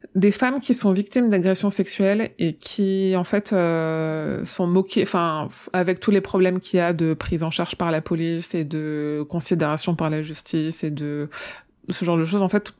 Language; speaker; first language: French; native; French